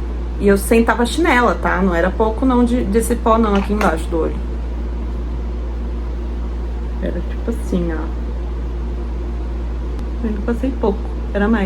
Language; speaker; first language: Portuguese; native; Portuguese